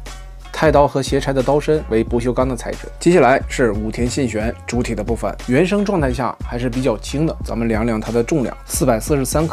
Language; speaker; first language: Chinese; native; Chinese